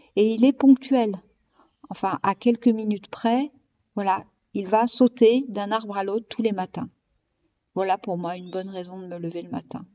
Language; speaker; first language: French; native; French